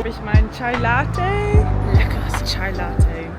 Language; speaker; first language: German; non-native, learner; English